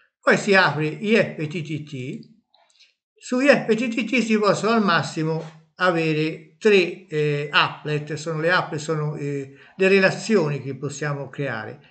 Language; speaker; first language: Italian; native; Italian